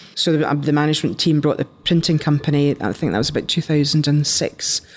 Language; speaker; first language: English; native; English